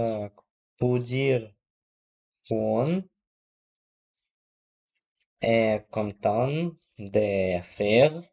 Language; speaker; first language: French; non-native, learner; Russian